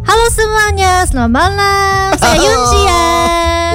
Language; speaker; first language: Indonesian; non-native, learner; Korean